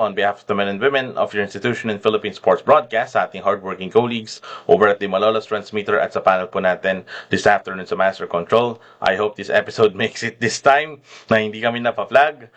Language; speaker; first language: English; non-native, local second language; Filipino